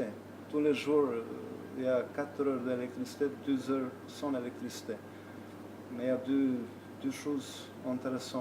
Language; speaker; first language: French; non-native, learner; Albanian